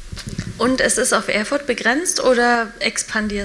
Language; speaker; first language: German; native; German